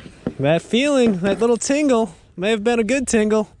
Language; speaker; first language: English; native; English